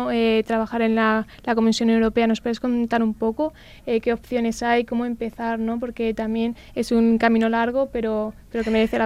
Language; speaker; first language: Spanish; native; Spanish